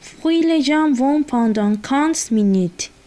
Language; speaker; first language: French; non-native, learner; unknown